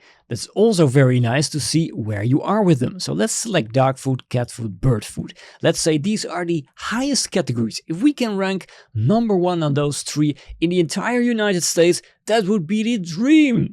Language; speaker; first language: English; non-native, fluent; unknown